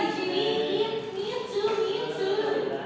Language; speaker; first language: English; non-native, learner; Indonesian